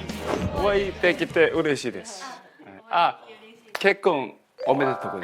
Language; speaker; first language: Japanese; non-native, fluent; Korean